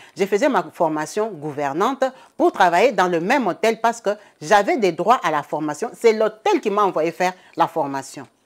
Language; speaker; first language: French; non-native, local second language; Lingala